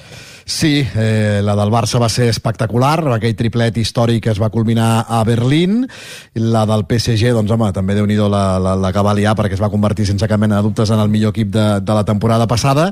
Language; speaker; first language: Catalan; native; Catalan